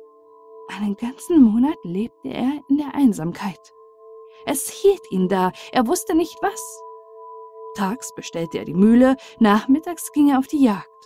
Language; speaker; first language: German; native; German